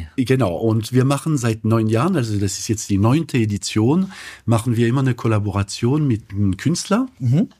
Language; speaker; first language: German; non-native, fluent; French